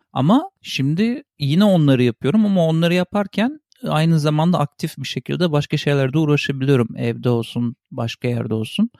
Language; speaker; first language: Turkish; native; Turkish